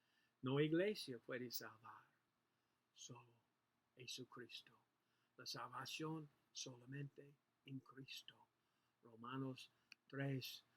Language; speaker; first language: Spanish; non-native, learner; English